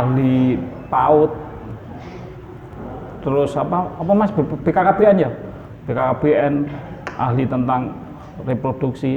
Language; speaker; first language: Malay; non-native, local second language; Javanese